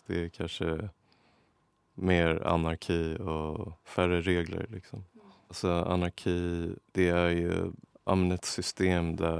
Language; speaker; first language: Swedish; native; Swedish